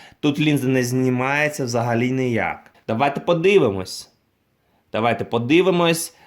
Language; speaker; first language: Ukrainian; non-native, local second language; Russian